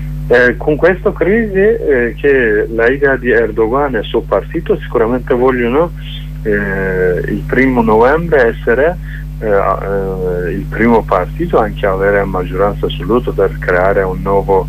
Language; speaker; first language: Italian; non-native, learner; Kurdish